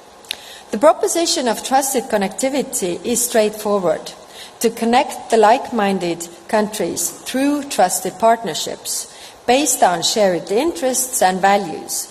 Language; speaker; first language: English; non-native, fluent; Estonian